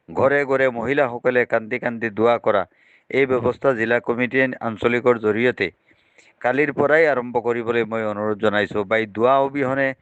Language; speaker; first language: Assamese; non-native, local second language; Bangla